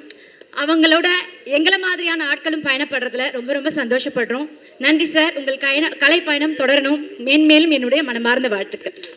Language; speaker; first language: Tamil; native; Tamil